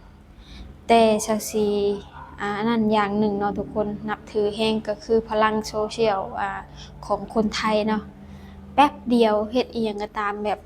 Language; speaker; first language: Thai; non-native, local second language; Lao